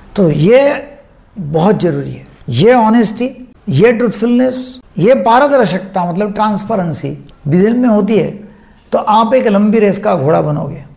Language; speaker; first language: Hindi; non-native, local second language; Marathi